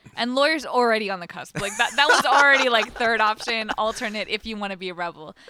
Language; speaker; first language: English; early bilingual, other home language; Arabic